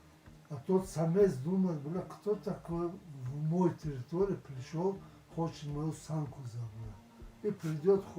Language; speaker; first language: Russian; non-native, local second language; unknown